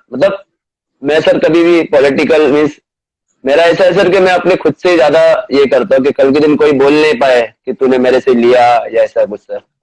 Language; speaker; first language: Hindi; non-native, local second language; Marathi